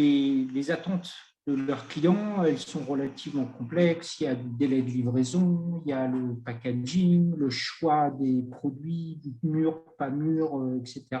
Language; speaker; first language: French; native; French